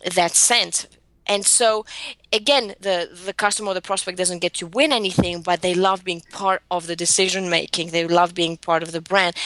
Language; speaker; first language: English; non-native, fluent; Greek